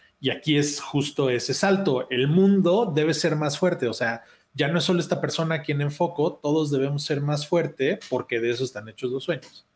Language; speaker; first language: Spanish; native; Spanish